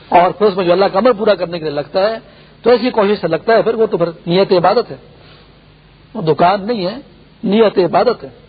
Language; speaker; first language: Urdu; non-native, local second language; Pashto